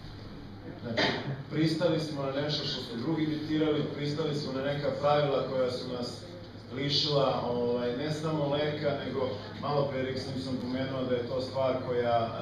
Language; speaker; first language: Serbian; native; Serbian